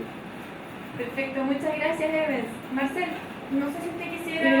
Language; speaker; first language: Spanish; native; Spanish